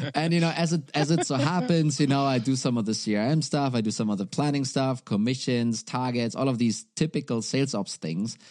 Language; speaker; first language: English; non-native, fluent; German